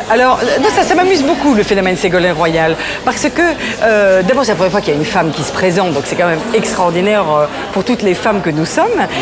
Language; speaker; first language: French; native; French